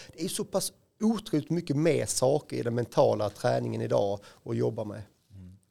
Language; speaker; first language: Swedish; native; Swedish